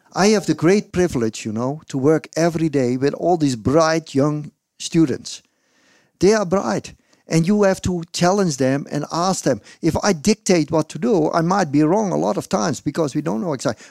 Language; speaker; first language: English; non-native, fluent; Dutch